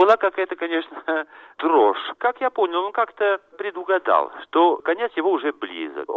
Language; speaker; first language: Russian; non-native, fluent; French